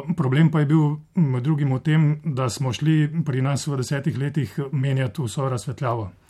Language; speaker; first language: Slovenian; native; Slovenian